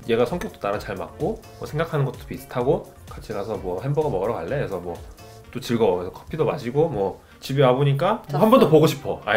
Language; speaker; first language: Korean; native; Korean